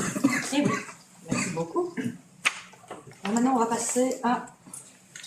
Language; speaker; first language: French; native; French